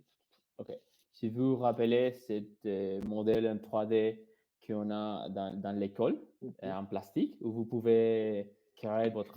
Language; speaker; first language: French; non-native, fluent; Spanish